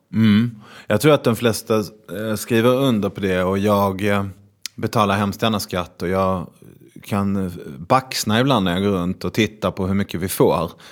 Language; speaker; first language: Swedish; native; Swedish